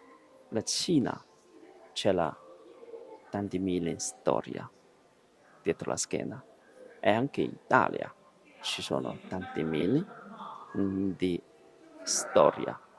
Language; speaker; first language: Italian; non-native, learner; Chinese